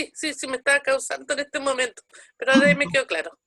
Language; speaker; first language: Spanish; native; Spanish